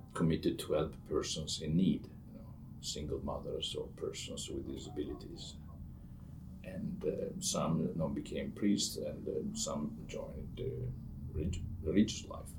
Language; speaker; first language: English; non-native, fluent; Italian